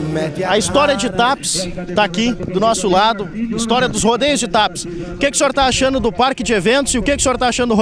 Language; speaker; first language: Portuguese; native; Portuguese